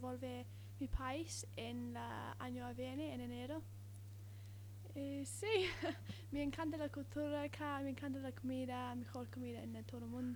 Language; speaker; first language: Spanish; non-native, learner; English